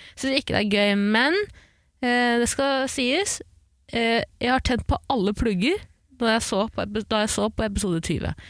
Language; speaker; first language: Norwegian; early bilingual, other home language; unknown